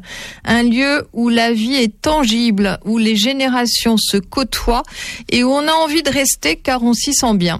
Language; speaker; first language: French; native; French